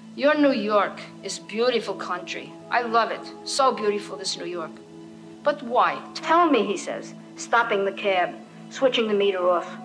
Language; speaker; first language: English; native; English